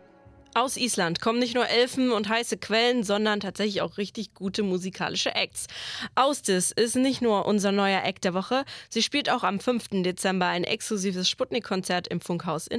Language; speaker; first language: German; native; German